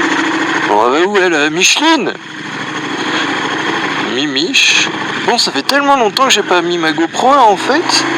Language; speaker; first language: French; native; French